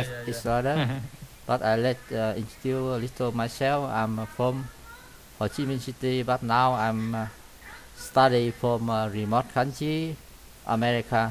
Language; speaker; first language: English; non-native, learner; Vietnamese